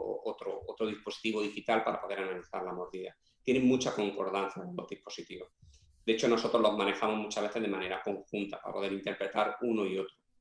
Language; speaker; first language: Spanish; native; Spanish